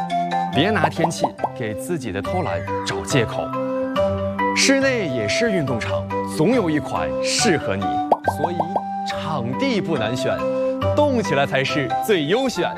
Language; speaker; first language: Chinese; native; Chinese